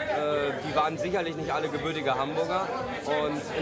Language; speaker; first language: German; native; German